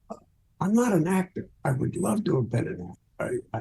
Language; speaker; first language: English; native; English